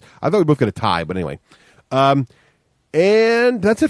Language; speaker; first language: English; native; English